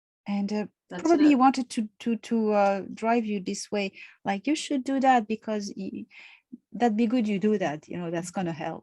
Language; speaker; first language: English; non-native, fluent; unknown